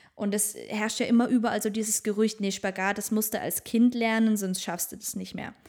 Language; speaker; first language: German; native; German